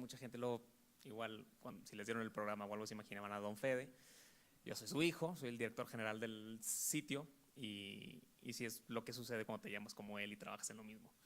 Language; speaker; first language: Spanish; native; Spanish